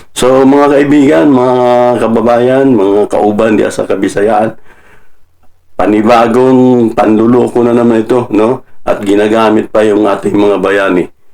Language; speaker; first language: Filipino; non-native, local second language; Cebuano